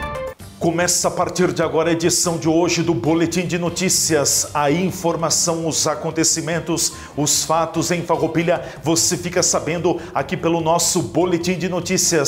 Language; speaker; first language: Portuguese; native; Portuguese